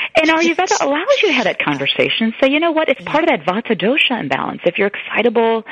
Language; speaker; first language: English; native; English